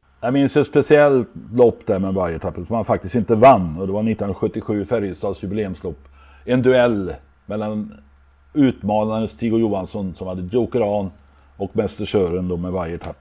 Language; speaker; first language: Swedish; native; Swedish